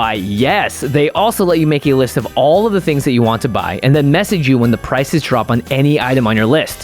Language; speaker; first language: English; native; English